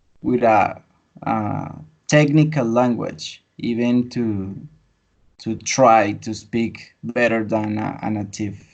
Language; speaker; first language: English; non-native, fluent; Spanish